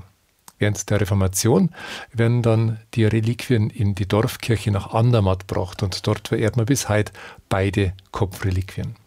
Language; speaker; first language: German; native; German